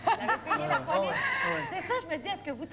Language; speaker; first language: French; native; French